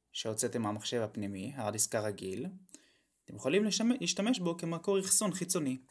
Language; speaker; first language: Hebrew; native; Hebrew